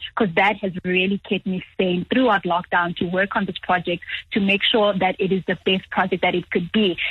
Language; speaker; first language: English; non-native, local second language; Zulu